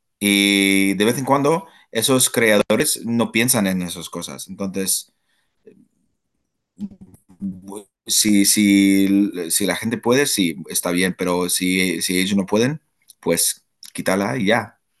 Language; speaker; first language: Spanish; non-native, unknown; English